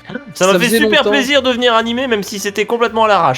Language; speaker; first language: French; native; French